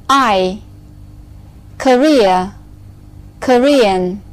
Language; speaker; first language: English; non-native, fluent; Chinese